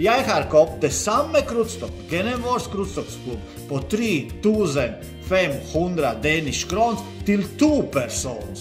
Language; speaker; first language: Danish; non-native, learner; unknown